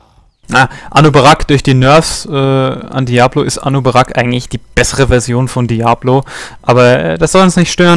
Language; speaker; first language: German; native; German